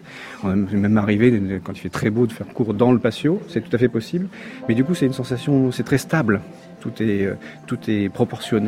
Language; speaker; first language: French; native; French